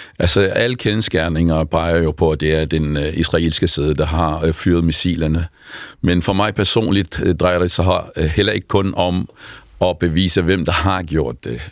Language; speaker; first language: Danish; non-native, fluent; Arabic